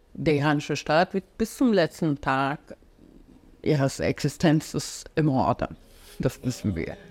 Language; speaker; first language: German; non-native, fluent; Persian